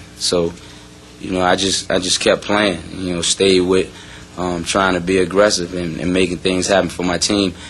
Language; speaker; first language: English; native; English